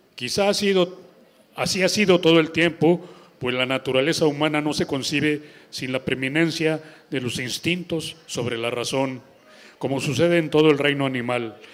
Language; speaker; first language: Spanish; native; Spanish